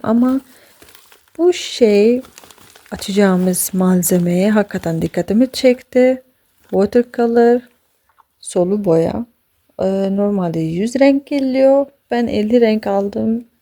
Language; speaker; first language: Turkish; non-native, fluent; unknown